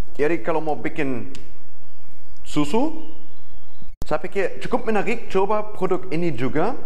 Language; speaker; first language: Indonesian; non-native, fluent; German